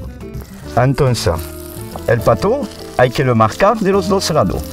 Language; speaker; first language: Spanish; non-native, learner; French